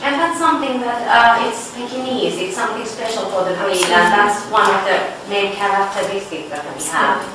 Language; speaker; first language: English; non-native, fluent; Finnish